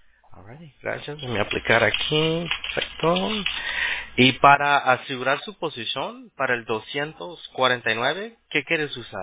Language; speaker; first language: Spanish; early bilingual, heritage; Spanish